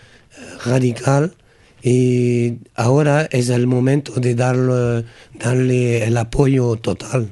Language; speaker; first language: Spanish; non-native, learner; French